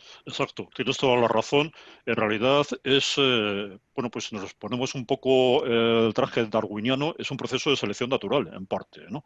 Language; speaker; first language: Spanish; native; Spanish